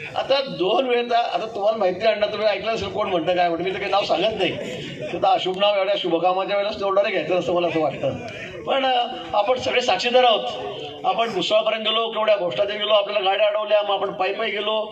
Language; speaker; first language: Marathi; native; Marathi